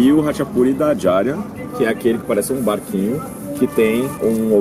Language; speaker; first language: Portuguese; native; Portuguese